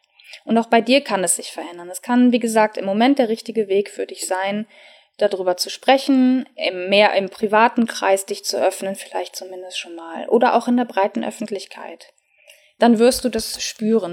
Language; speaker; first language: German; native; German